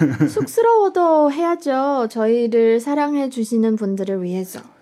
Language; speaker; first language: Korean; non-native, fluent; Chinese